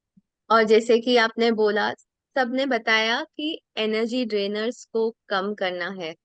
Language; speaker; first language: Hindi; native; Hindi